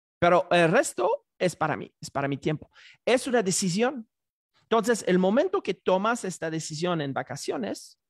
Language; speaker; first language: Spanish; non-native, fluent; French